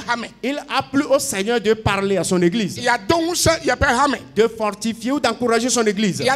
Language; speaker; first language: French; non-native, local second language; Ewe